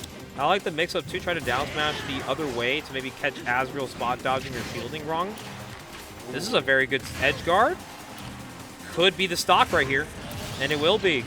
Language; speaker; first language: English; native; English